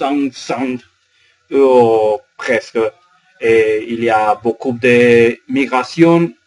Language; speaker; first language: French; non-native, learner; Spanish